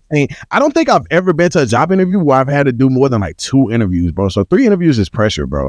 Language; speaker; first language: English; native; English